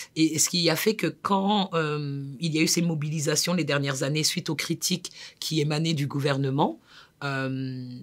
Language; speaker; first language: French; native; French